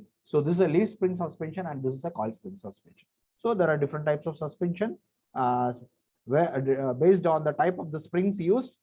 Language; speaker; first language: English; non-native, local second language; Marathi